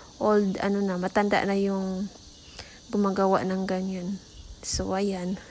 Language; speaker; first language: Filipino; non-native, local second language; Cebuano